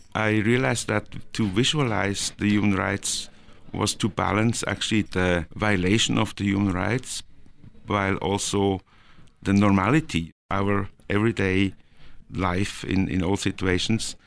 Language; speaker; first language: English; non-native, fluent; Norwegian